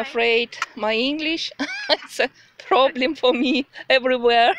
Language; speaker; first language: English; non-native, learner; Russian